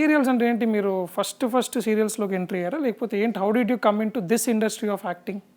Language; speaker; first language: Telugu; native; Telugu